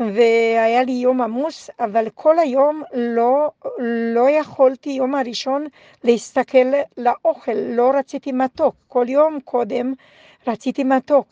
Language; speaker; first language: Hebrew; non-native, fluent; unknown